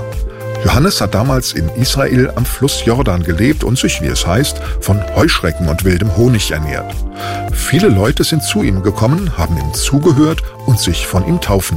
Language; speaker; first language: German; native; German